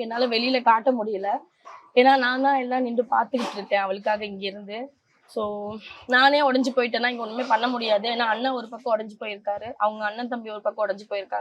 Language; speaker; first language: Tamil; native; Tamil